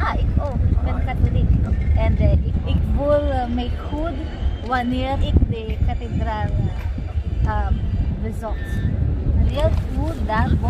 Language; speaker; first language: Dutch; non-native, learner; Filipino